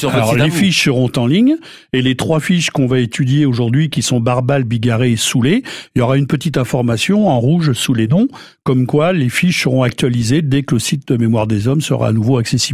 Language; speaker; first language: French; native; French